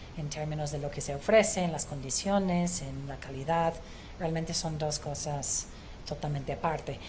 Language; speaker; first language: Spanish; non-native, fluent; English